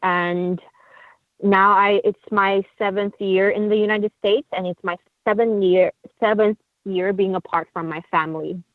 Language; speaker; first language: English; non-native, fluent; Uyghur